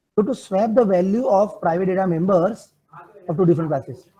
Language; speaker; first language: Hindi; non-native, local second language; Gujarati